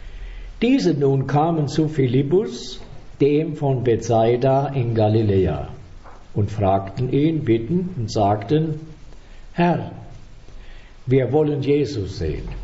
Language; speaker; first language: German; native; German